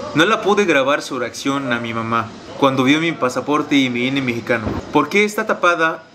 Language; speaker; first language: Spanish; non-native, fluent; Arabic